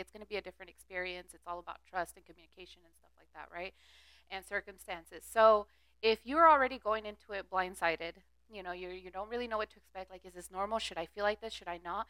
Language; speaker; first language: English; early bilingual, other home language; Spanish